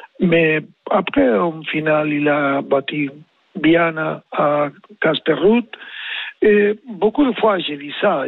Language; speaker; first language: French; non-native, learner; Spanish